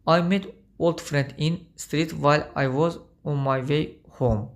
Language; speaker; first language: English; non-native, fluent; Azerbaijani